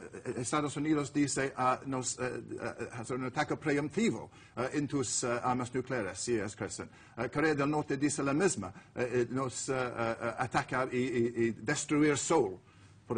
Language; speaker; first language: Spanish; non-native, learner; English